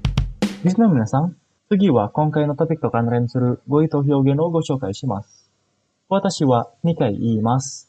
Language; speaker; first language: Japanese; non-native, fluent; Indonesian